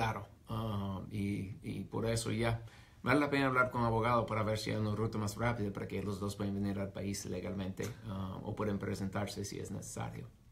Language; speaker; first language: Spanish; non-native, fluent; English